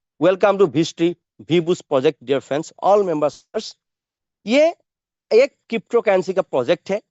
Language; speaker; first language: Hindi; non-native, local second language; Assamese